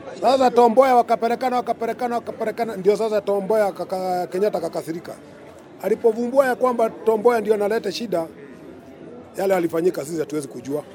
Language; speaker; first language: Swahili; non-native, local second language; Kikuyu